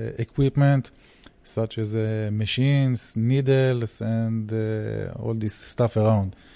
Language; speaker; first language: English; early bilingual, heritage; Hebrew